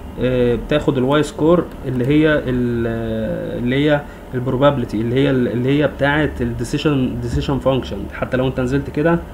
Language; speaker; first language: Arabic; native; Arabic